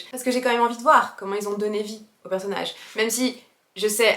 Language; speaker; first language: French; native; French